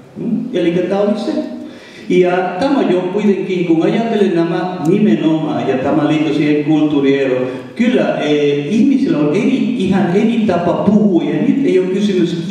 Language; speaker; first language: Finnish; non-native, fluent; Spanish